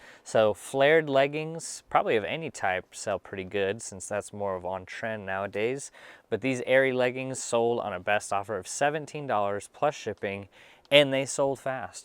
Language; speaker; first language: English; native; English